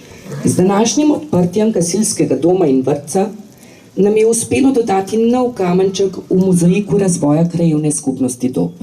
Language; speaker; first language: Slovenian; native; Slovenian